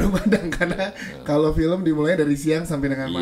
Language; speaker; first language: Indonesian; native; Indonesian